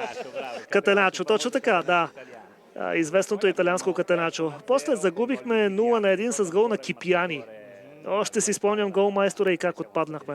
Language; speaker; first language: Bulgarian; non-native, fluent; Italian